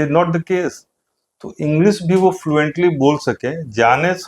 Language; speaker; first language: Hindi; native; Hindi